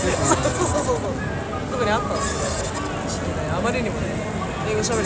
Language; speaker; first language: Japanese; native; Japanese